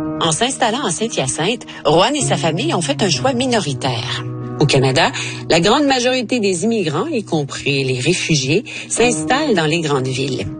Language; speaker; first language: French; native; French